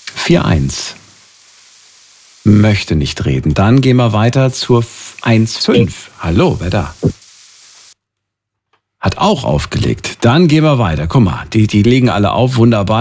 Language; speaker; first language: German; native; German